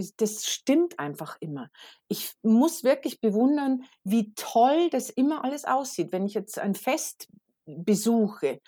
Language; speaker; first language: German; native; German